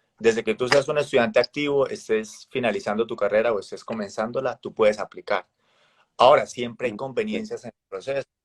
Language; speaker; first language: Spanish; native; Spanish